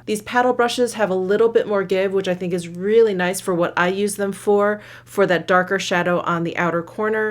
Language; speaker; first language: English; native; English